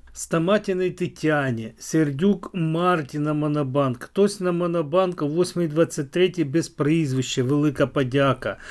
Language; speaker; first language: Ukrainian; native; Ukrainian